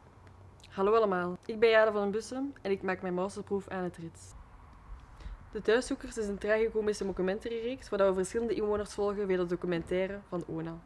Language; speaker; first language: Dutch; native; Dutch